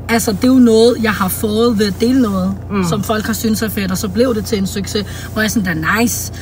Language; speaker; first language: Danish; native; Danish